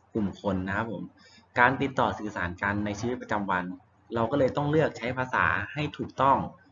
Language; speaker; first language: Thai; native; Thai